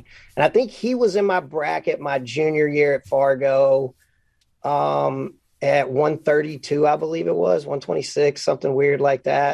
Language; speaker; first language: English; native; English